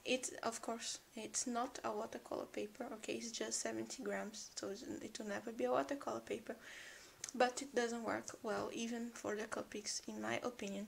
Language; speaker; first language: English; non-native, fluent; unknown